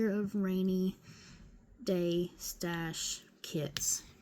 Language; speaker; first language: English; native; English